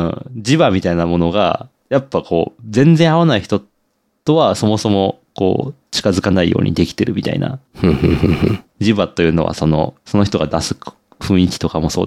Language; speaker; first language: Japanese; native; Japanese